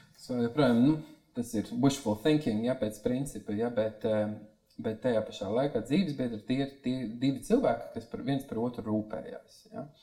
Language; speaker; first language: Latvian; native; Latvian